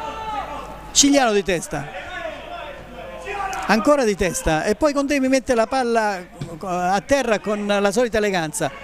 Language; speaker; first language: Italian; native; Italian